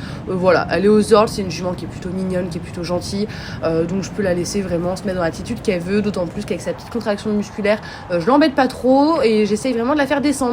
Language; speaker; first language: French; native; French